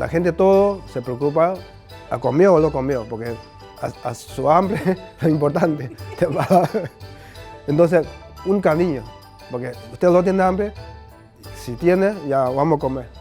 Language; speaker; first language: Spanish; non-native, learner; Chinese